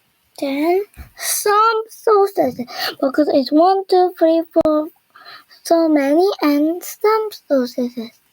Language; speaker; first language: English; non-native, learner; Korean